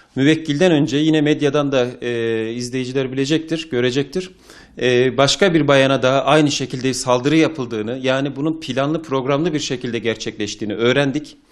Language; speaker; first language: Turkish; native; Turkish